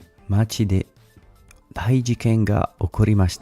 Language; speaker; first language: Japanese; non-native, learner; English